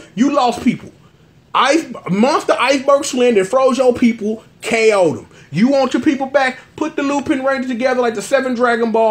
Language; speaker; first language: English; native; English